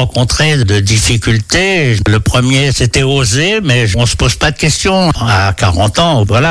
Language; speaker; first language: French; native; French